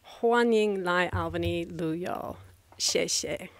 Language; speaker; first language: Chinese; non-native, learner; English